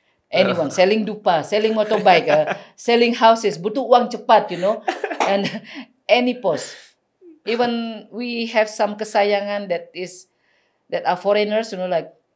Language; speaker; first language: English; non-native, fluent; Balinese